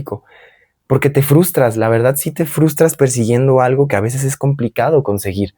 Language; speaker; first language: Spanish; native; Spanish